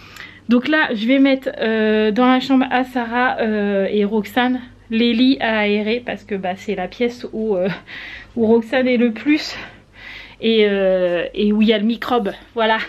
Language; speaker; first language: French; native; French